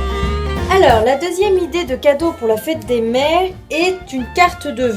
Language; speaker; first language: French; native; French